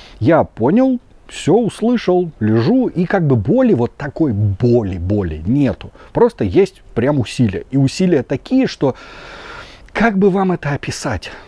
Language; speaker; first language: Russian; native; Russian